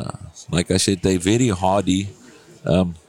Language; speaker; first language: English; non-native, local second language; Afrikaans